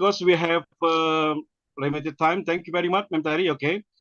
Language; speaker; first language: English; non-native, learner; Indonesian